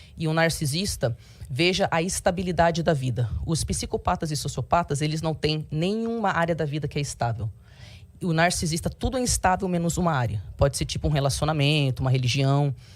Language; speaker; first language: Portuguese; early bilingual, heritage; Portuguese